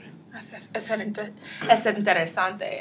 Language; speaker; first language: Spanish; non-native, learner; English